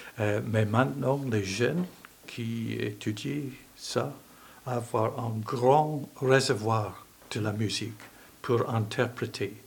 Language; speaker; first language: French; non-native, learner; English